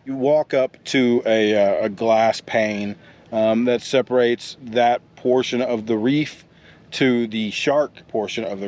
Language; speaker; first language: English; native; English